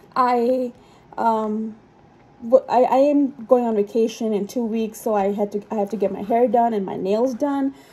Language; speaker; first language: English; non-native, local second language; Urdu